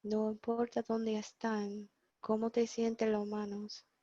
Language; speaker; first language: Spanish; non-native, fluent; English